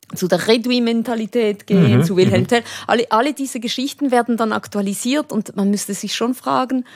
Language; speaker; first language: German; early bilingual, other home language; Spanish